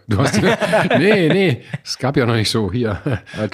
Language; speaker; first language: German; native; German